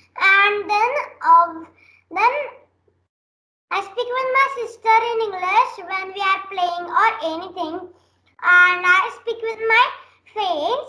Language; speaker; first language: English; non-native, learner; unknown